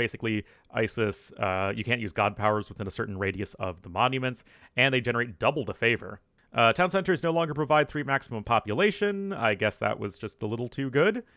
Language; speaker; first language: English; native; English